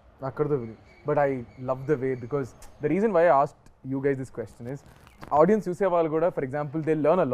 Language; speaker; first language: Telugu; native; Telugu